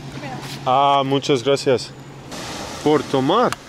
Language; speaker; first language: Spanish; non-native, learner; English